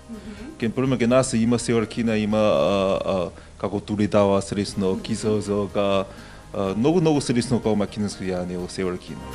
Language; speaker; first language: Macedonian; non-native, learner; Chinese